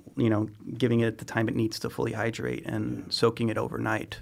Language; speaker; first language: English; non-native, fluent; Spanish